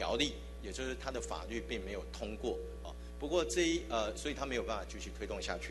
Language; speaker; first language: Chinese; native; Chinese